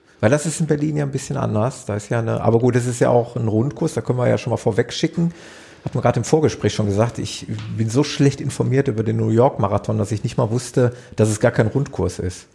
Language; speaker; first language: German; native; German